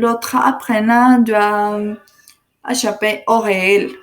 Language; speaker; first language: French; non-native, learner; Spanish